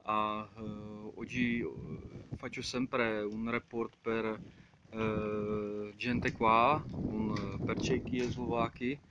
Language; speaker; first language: Italian; non-native, fluent; Czech